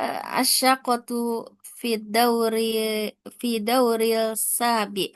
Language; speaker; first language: Arabic; non-native, learner; Indonesian